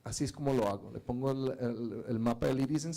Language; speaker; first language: Spanish; native; Spanish